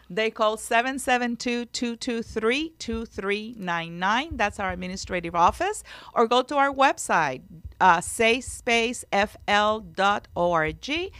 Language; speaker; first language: English; non-native, local second language; Spanish